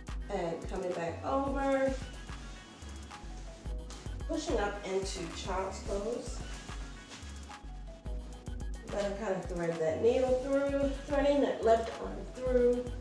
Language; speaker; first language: English; native; English